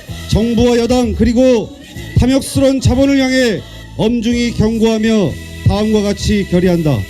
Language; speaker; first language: Korean; native; Korean